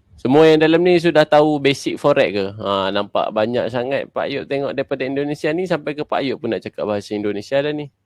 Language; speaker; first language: Malay; native; Malay